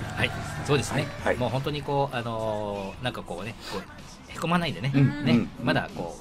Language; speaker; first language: Japanese; native; Japanese